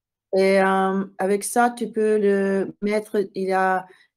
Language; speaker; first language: French; non-native, learner; English